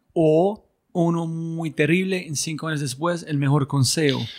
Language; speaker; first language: Spanish; non-native, learner; English